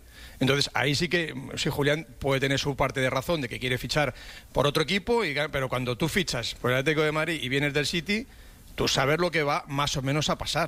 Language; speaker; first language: Spanish; native; Spanish